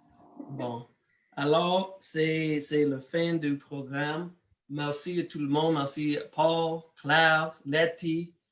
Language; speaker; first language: French; non-native, learner; English